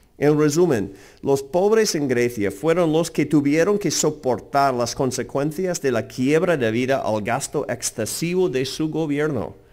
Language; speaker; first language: Spanish; non-native, fluent; English